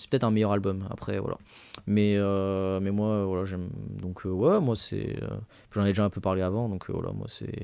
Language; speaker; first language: French; native; French